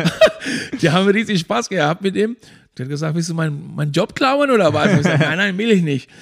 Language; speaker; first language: German; non-native, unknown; Spanish